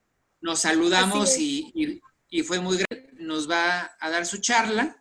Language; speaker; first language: Spanish; native; Spanish